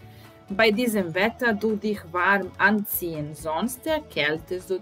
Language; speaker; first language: German; non-native, fluent; Serbian